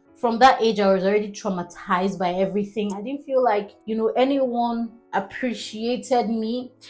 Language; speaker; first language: English; non-native, local second language; Igbo